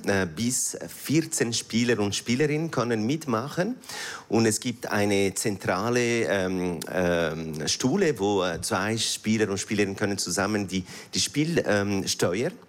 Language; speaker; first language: German; non-native, fluent; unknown